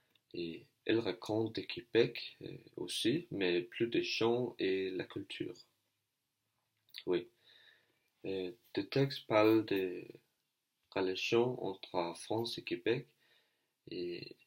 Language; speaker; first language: French; non-native, learner; Danish